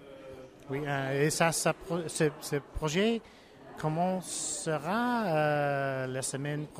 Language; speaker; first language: French; non-native, learner; English